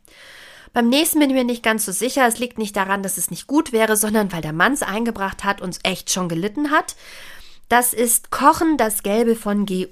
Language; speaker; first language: German; native; German